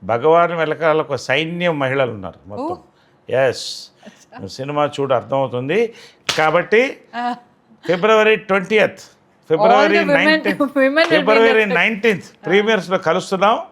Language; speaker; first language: Telugu; native; Telugu